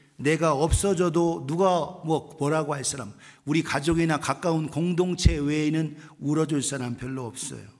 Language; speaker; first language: Korean; native; Korean